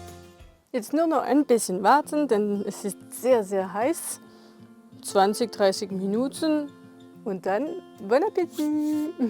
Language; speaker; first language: German; non-native, fluent; French